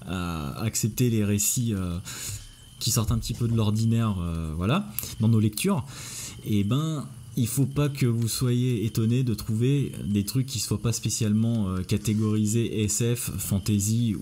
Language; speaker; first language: French; native; French